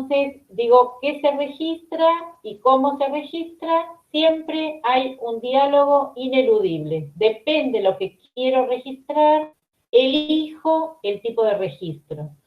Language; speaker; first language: Spanish; native; Spanish